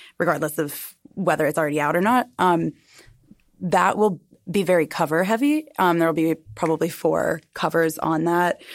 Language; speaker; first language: English; native; English